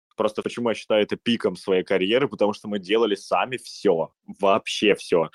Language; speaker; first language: Russian; native; Russian